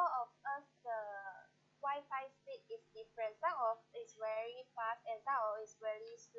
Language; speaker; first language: English; non-native, learner; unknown